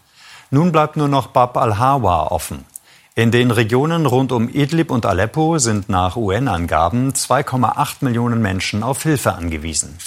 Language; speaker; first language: German; native; German